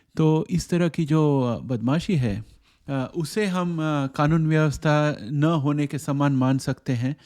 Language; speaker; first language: Hindi; native; Hindi